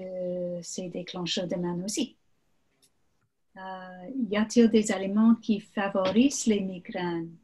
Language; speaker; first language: French; non-native, learner; English